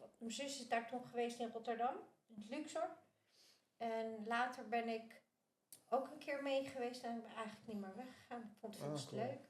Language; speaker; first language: Dutch; early bilingual, other home language; Spanish